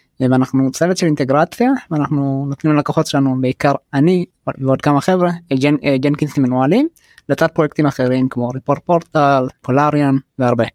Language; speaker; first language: Hebrew; early bilingual, other home language; Amharic